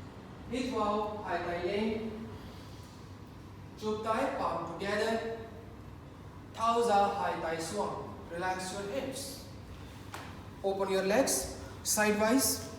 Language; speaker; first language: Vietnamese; non-native, learner; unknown